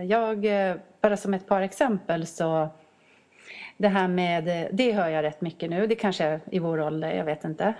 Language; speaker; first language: Swedish; native; Swedish